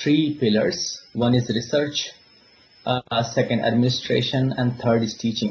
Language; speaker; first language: English; non-native, local second language; Hindi